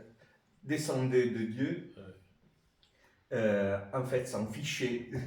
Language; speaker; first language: French; non-native, fluent; Italian